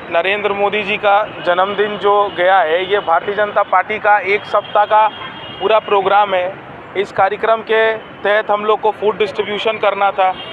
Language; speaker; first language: Hindi; native; Hindi